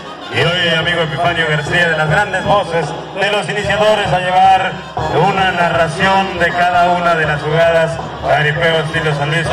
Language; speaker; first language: Spanish; native; Spanish